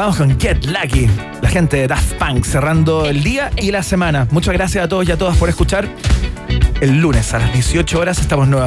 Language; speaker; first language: Spanish; native; Spanish